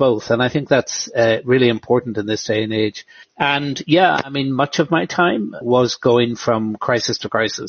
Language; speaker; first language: English; native; English